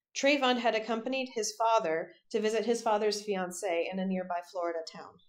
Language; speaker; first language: English; native; English